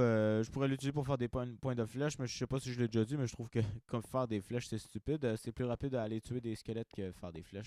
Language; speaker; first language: French; native; French